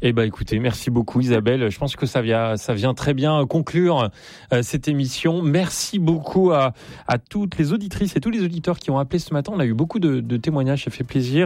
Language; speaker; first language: French; native; French